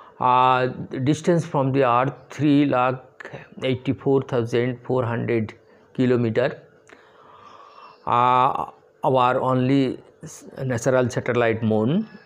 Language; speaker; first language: English; non-native, local second language; Bangla